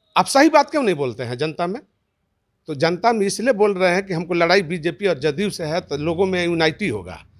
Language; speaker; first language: Hindi; native; Hindi